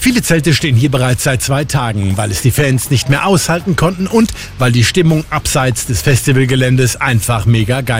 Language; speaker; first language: German; native; German